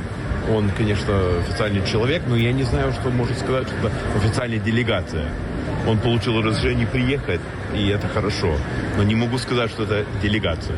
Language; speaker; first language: Russian; non-native, learner; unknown